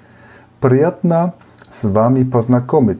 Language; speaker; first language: Russian; non-native, learner; German